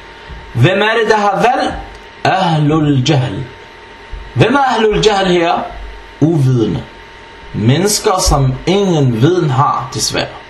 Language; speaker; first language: Danish; non-native, fluent; Arabic